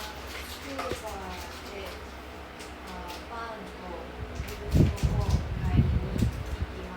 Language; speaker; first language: Japanese; non-native, learner; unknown